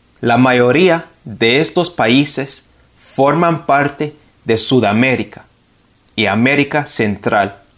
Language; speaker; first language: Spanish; non-native, fluent; English